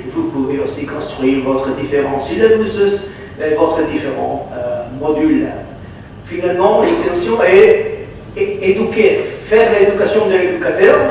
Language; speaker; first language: French; non-native, fluent; Catalan